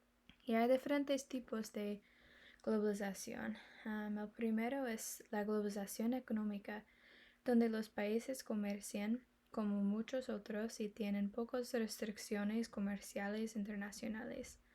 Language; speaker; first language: Spanish; non-native, learner; English